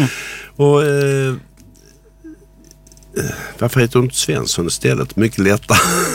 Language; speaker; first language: Swedish; native; Swedish